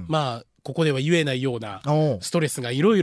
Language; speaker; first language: Japanese; native; Japanese